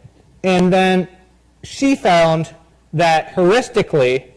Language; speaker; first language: English; native; English